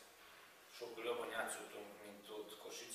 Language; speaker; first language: Hungarian; non-native, learner; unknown